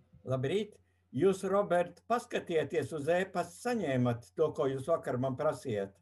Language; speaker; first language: Latvian; native; Latvian